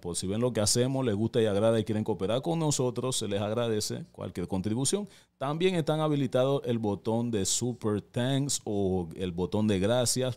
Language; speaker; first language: Spanish; native; Spanish